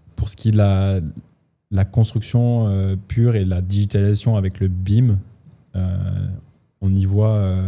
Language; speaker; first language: French; native; French